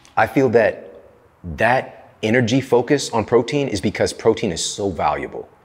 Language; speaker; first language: English; native; English